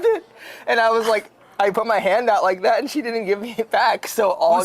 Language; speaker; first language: English; native; English